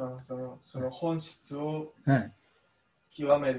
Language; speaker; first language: Japanese; native; Japanese